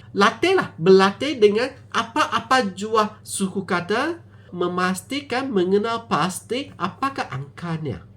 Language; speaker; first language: Malay; non-native, local second language; Min Nan Chinese